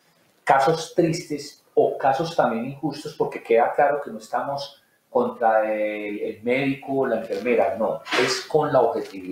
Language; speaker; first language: Spanish; native; Spanish